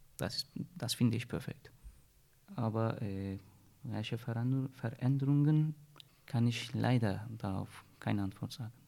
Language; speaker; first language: German; non-native, learner; Turkish